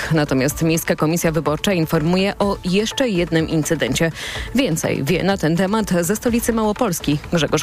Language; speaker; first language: Polish; native; Polish